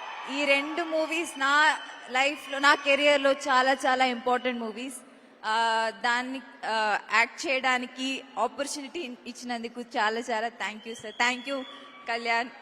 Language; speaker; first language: Telugu; non-native, learner; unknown